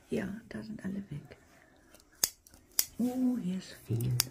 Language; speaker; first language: German; non-native, fluent; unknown